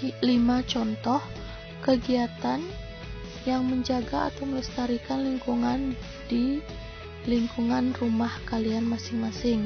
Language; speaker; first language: Indonesian; non-native, local second language; Balinese